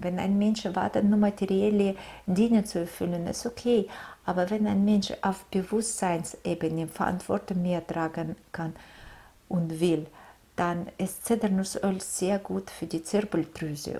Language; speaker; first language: German; non-native, fluent; Russian